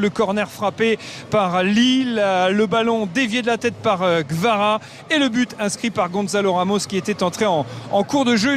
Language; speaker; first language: French; native; French